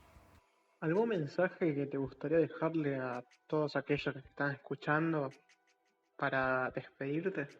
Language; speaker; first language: Spanish; native; Spanish